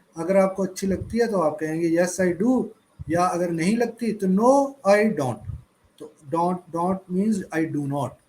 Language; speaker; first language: Hindi; native; Hindi